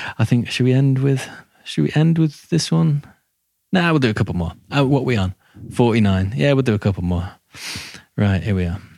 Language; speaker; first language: English; native; English